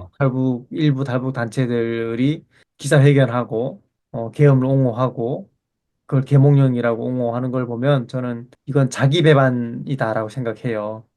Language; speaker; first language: Korean; native; Korean